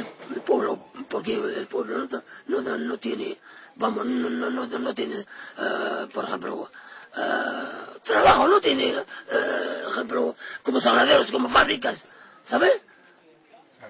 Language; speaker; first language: Spanish; non-native, learner; Riffian